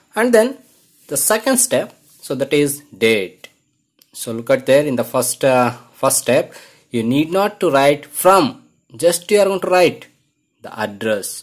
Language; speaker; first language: English; non-native, local second language; Kannada